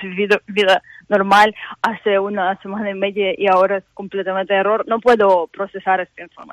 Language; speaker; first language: Spanish; non-native, fluent; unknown